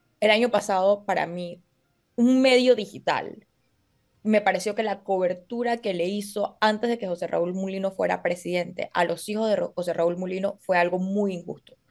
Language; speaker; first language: Spanish; native; Spanish